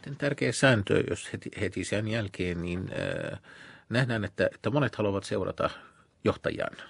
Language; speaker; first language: Finnish; non-native, fluent; Arabic